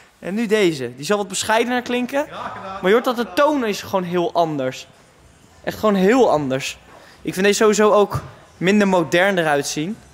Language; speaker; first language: Dutch; native; Dutch